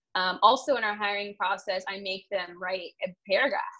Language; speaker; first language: English; native; English